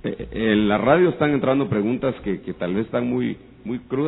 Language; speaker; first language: Spanish; native; Spanish